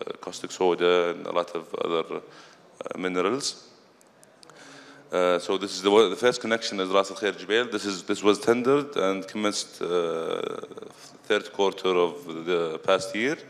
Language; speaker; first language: English; non-native, fluent; Arabic